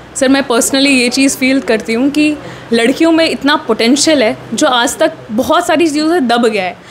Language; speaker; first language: Hindi; native; Hindi